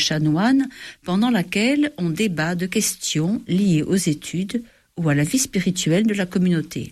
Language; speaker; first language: French; native; French